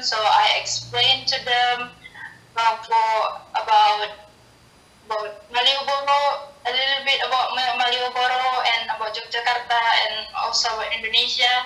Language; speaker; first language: English; non-native, learner; Indonesian